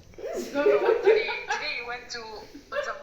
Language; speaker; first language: English; non-native, local second language; Mizo